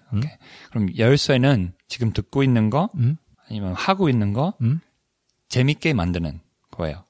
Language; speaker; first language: Korean; non-native, fluent; English